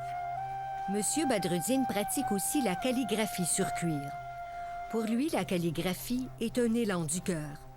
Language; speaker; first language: French; native; French